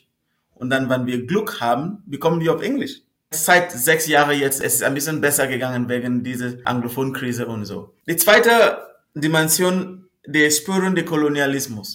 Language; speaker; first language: German; non-native, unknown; Northern Sotho